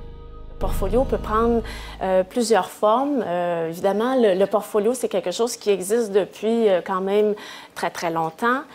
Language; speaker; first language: French; native; French